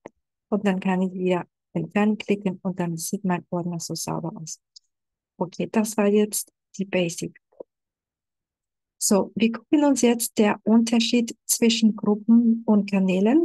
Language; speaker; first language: German; non-native, fluent; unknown